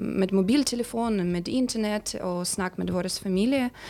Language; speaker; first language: Danish; non-native, learner; Ukrainian